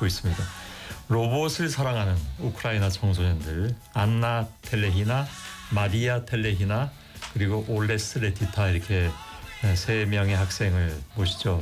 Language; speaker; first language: Korean; native; Korean